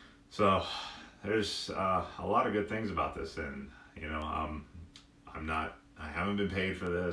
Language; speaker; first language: English; native; English